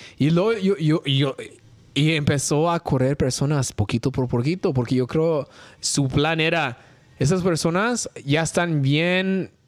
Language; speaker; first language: Spanish; early bilingual, heritage; Spanish